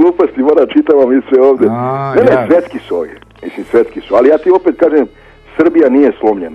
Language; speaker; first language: Serbian; native; Serbian